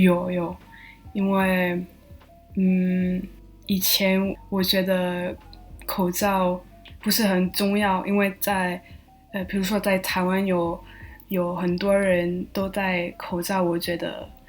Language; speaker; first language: Chinese; non-native, learner; French